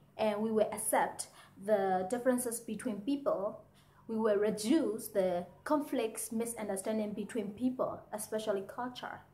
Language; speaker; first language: English; non-native, fluent; Burmese